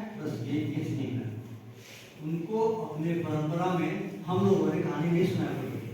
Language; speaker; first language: Hindi; native; Hindi